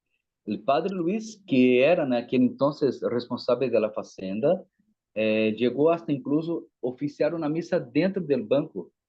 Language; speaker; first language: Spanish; non-native, fluent; Portuguese